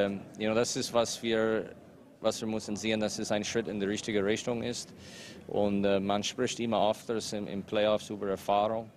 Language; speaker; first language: German; non-native, fluent; English